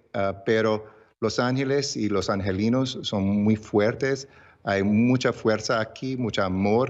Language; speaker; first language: Spanish; early bilingual, heritage; English